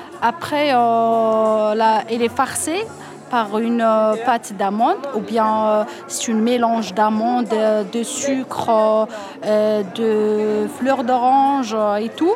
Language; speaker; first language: French; non-native, learner; Arabic